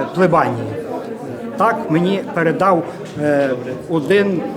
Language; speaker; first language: Ukrainian; native; Ukrainian